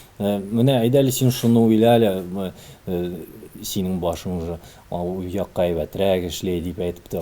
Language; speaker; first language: Tatar; early bilingual, heritage; Tatar